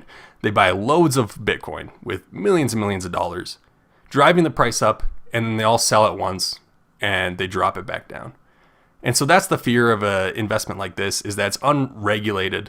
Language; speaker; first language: English; native; English